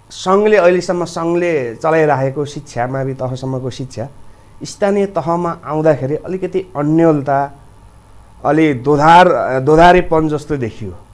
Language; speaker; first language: Nepali; native; Nepali